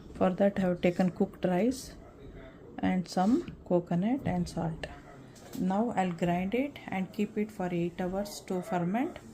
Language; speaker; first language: English; non-native, local second language; Kannada